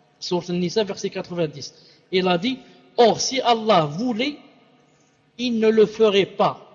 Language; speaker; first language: French; non-native, local second language; Arabic